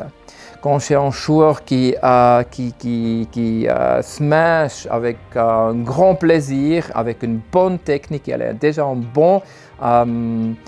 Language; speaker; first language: French; non-native, learner; German